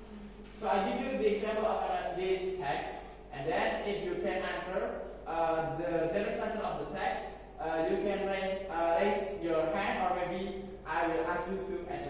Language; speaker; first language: English; non-native, fluent; Indonesian